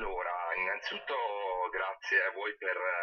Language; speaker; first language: Italian; native; Italian